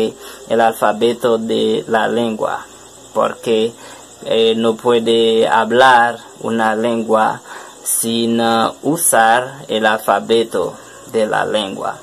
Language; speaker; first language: Spanish; non-native, learner; French